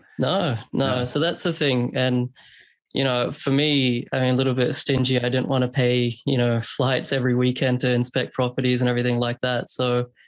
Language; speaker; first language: English; early bilingual, other home language; Hindi